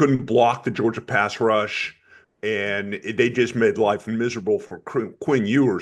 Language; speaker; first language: English; native; English